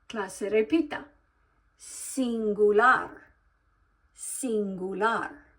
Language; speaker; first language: Spanish; non-native, learner; English